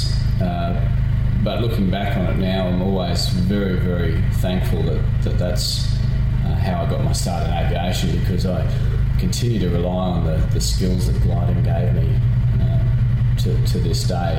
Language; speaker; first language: English; native; English